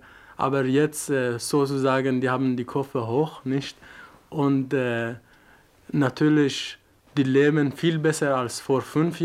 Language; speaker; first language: German; non-native, learner; Persian